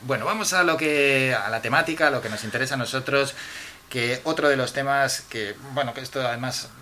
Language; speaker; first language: Spanish; native; Spanish